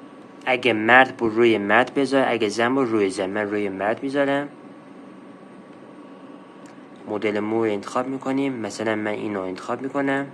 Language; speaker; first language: Persian; native; Persian